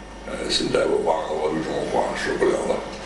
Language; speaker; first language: Chinese; non-native, local second language; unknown